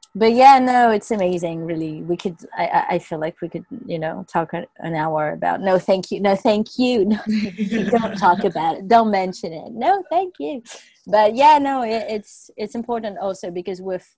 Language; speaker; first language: English; non-native, fluent; French